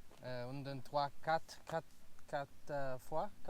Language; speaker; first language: French; non-native, learner; English